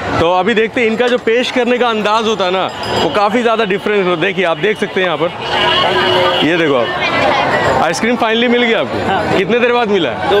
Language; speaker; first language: Hindi; native; Hindi